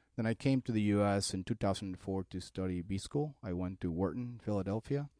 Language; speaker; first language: English; non-native, fluent; Spanish